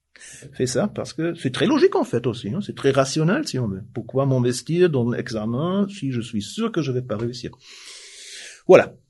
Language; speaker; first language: French; non-native, fluent; German